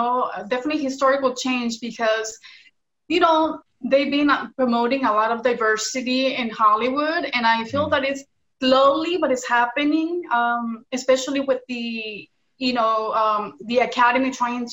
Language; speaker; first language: English; early bilingual, other home language; Spanish